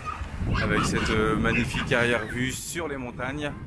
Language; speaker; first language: French; native; French